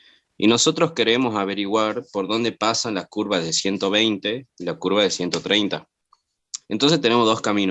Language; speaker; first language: Spanish; native; Spanish